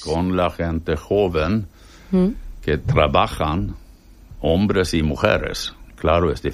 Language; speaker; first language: Spanish; non-native, fluent; Swedish